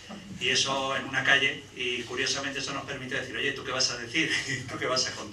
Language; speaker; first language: Spanish; native; Spanish